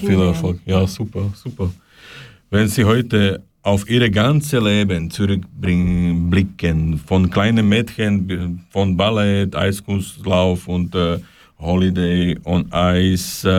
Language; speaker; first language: German; non-native, learner; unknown